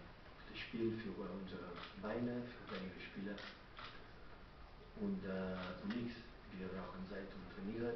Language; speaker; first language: German; non-native, learner; Catalan